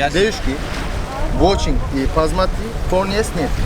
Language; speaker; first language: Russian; non-native, learner; Turkish